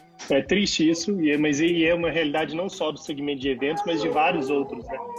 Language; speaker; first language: Portuguese; native; Portuguese